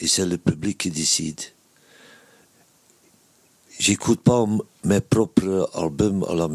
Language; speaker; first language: French; non-native, local second language; Dutch